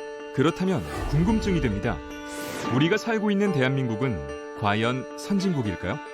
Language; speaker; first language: Korean; native; Korean